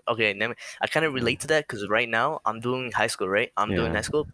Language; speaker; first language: English; early bilingual, other home language; Spanish